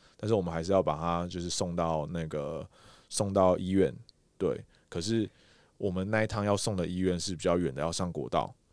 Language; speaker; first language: Chinese; native; Chinese